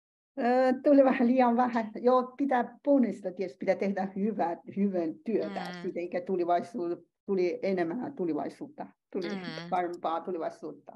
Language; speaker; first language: Finnish; non-native, learner; Chinese